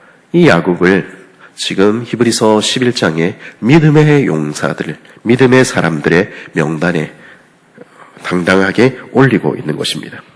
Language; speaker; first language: Korean; native; Korean